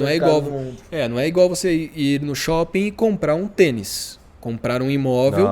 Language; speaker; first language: Portuguese; native; Portuguese